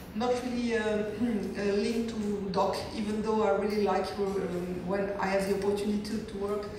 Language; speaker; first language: English; non-native, fluent; French